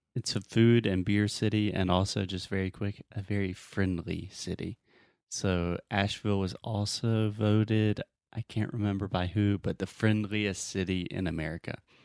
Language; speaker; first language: English; native; English